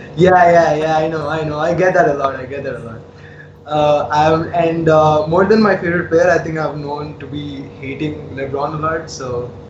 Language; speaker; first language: English; non-native, local second language; Telugu